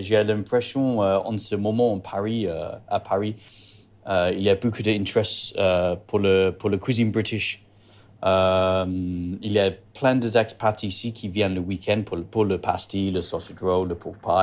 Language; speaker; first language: French; non-native, learner; English